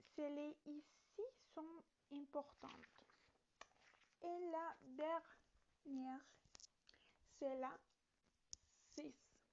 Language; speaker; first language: French; non-native, learner; Italian